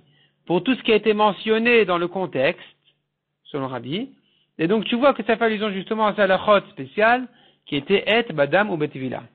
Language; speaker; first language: French; native; French